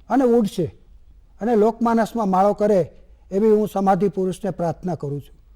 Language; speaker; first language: Gujarati; native; Gujarati